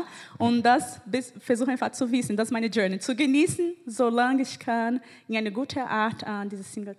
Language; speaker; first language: German; non-native, fluent; Portuguese